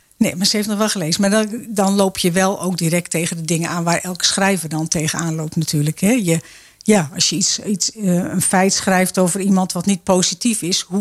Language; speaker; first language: Dutch; native; Dutch